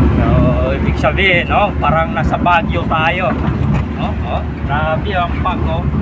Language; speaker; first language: Filipino; non-native, local second language; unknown